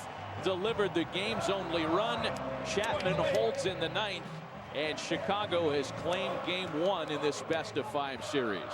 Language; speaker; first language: English; native; English